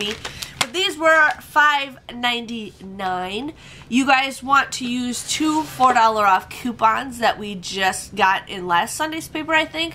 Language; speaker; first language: English; native; English